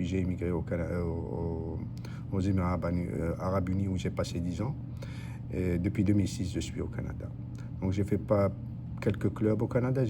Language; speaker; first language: French; non-native, local second language; Arabic